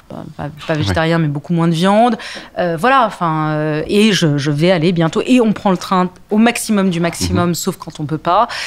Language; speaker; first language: French; early bilingual, other home language; Arabic